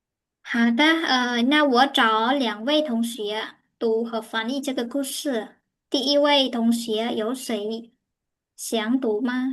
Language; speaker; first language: Chinese; non-native, fluent; Khmer